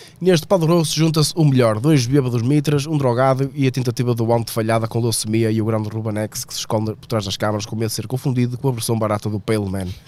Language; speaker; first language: Portuguese; native; Portuguese